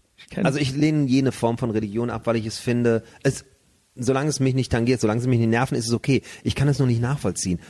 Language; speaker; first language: German; native; German